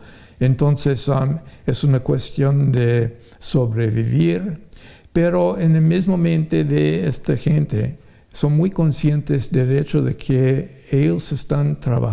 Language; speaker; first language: Spanish; non-native, fluent; English